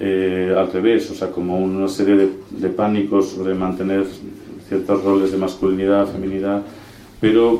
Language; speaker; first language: Spanish; native; Spanish